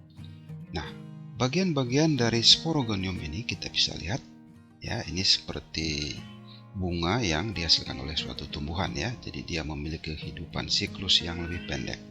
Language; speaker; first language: Indonesian; native; Indonesian